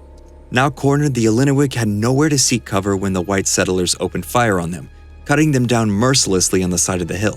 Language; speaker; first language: English; native; English